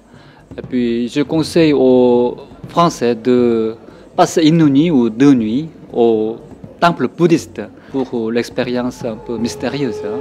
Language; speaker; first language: French; non-native, fluent; Korean